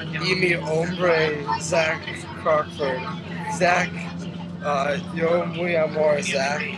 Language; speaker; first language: Spanish; non-native, learner; English